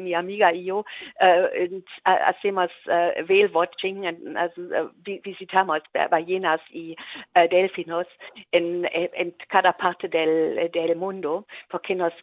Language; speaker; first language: Spanish; non-native, learner; German